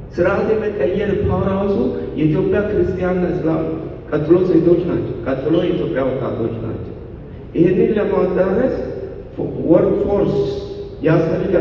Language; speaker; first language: Amharic; non-native, local second language; Sidamo